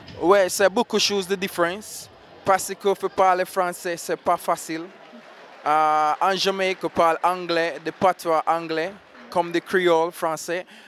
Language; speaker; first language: French; non-native, learner; English